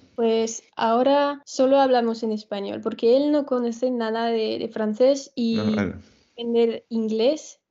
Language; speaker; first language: Spanish; non-native, fluent; French